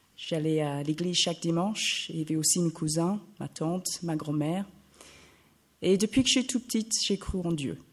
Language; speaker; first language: French; non-native, fluent; English